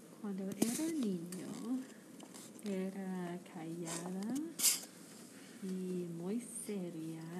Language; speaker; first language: Spanish; non-native, learner; English